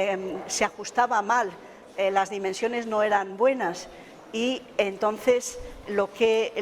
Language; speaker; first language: Spanish; native; Spanish